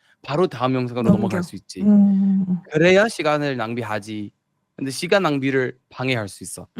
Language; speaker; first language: Korean; non-native, fluent; English